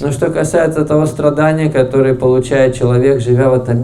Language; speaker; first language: Russian; native; Russian